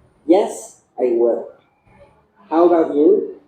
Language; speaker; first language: English; non-native, learner; Indonesian